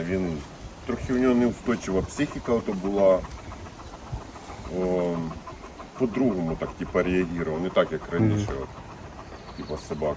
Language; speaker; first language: Ukrainian; native; Ukrainian